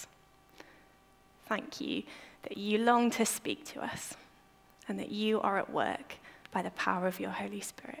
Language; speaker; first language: English; native; English